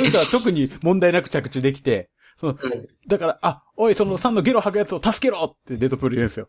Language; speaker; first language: Japanese; native; Japanese